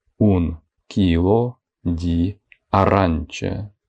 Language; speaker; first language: Italian; non-native, fluent; Ukrainian